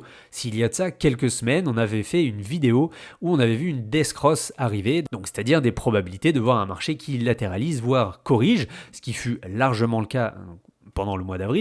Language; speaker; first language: French; native; French